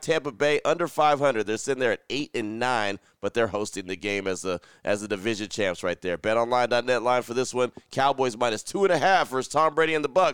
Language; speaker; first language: English; native; English